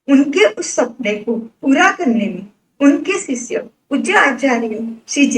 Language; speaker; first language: Hindi; non-native, local second language; Gujarati